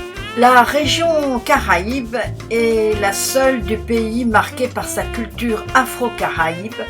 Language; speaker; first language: French; native; French